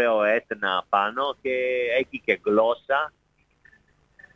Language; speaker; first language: Greek; non-native, fluent; Italian